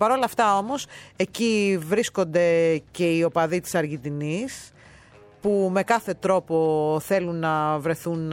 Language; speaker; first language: Greek; native; Greek